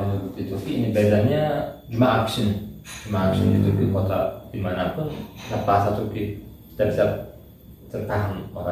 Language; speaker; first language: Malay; non-native, learner; Turkish